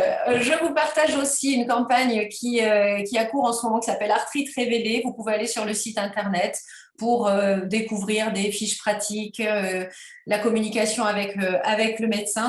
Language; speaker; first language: French; native; French